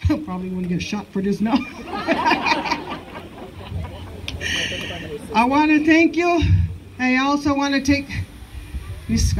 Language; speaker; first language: English; native; English